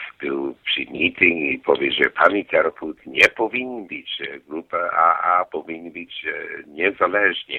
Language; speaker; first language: Polish; non-native, learner; English